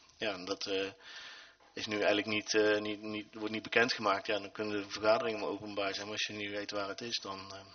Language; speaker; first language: Dutch; native; Dutch